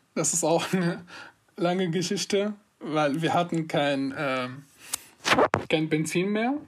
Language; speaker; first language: German; non-native, fluent; Arabic